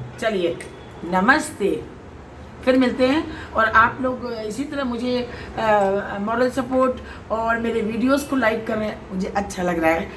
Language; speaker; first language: Hindi; native; Hindi